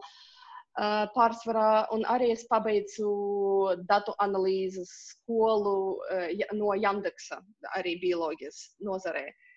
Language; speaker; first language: Latvian; non-native, local second language; Russian